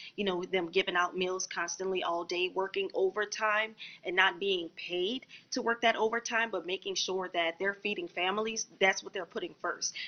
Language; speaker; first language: English; native; English